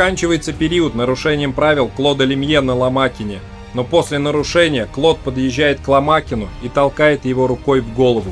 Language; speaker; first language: Russian; native; Russian